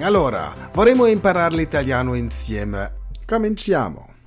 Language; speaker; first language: Italian; non-native, fluent; German